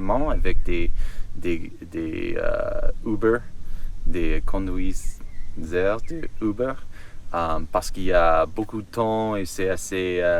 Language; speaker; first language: French; non-native, learner; English